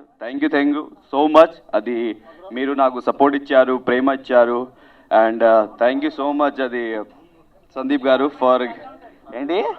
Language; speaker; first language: Telugu; non-native, local second language; Hindi